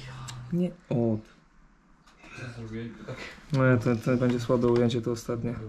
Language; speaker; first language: Polish; native; Polish